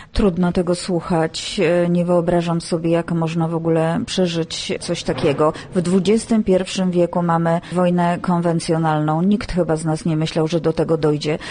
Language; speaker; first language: Polish; native; Polish